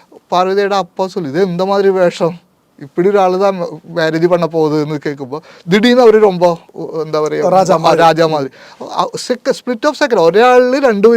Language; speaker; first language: Tamil; non-native, local second language; Malayalam